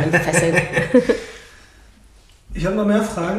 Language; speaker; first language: German; native; German